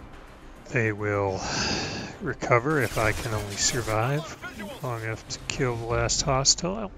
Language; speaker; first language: English; native; English